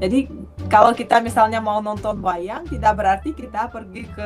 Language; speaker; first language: Indonesian; non-native, fluent; Russian